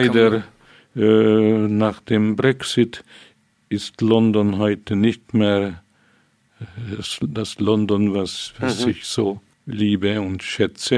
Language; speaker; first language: German; non-native, fluent; Hungarian